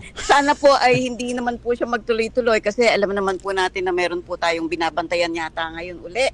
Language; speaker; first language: Filipino; native; Filipino